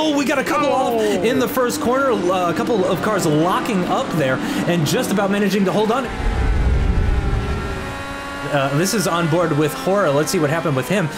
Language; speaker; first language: English; native; English